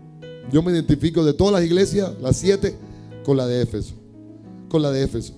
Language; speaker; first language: Spanish; native; Spanish